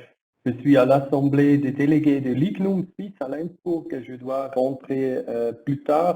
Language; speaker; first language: French; non-native, learner; German